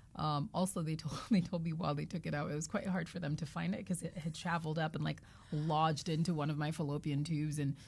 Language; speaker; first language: English; non-native, local second language; Igbo